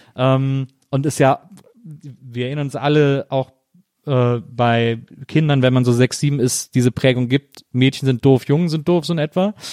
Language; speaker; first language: German; native; German